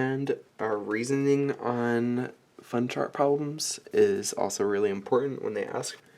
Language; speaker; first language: English; native; English